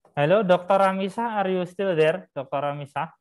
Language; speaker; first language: English; non-native, fluent; Indonesian